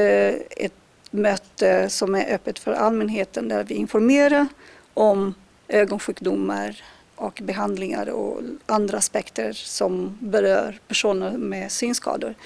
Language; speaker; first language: Swedish; non-native, fluent; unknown